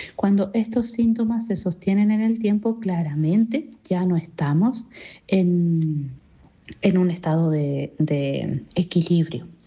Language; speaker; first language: Spanish; native; Spanish